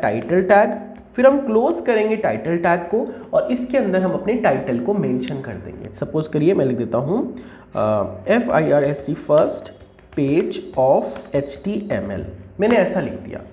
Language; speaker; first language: Hindi; native; Hindi